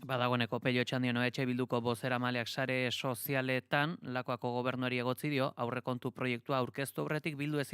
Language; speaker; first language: Basque; native; Basque